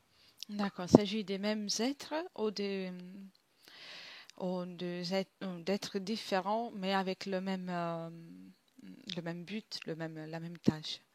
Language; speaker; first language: French; non-native, fluent; Italian